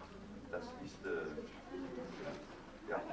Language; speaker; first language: German; non-native, learner; Dutch